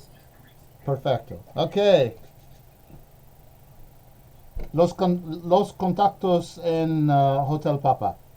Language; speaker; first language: Spanish; non-native, learner; English